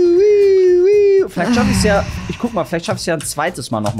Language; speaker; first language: German; native; German